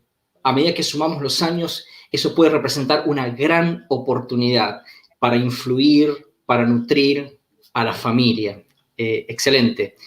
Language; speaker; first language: Spanish; native; Spanish